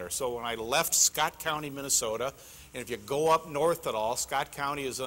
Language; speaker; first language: English; native; English